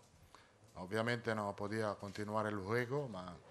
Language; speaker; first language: Spanish; non-native, fluent; Italian